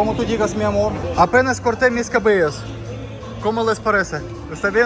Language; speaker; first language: Spanish; non-native, learner; Russian